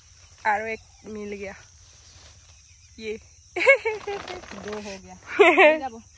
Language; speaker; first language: Hindi; non-native, local second language; Assamese